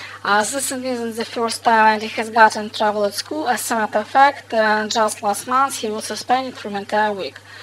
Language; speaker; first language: English; non-native, fluent; Russian